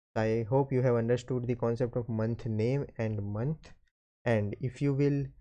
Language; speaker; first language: English; non-native, local second language; Gujarati